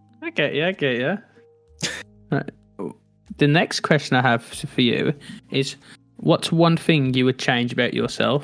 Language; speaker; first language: English; native; English